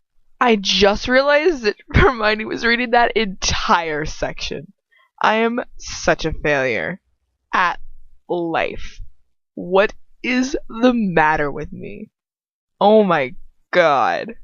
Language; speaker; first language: English; native; English